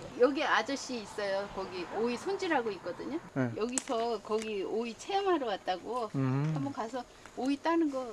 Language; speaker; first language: Korean; native; Korean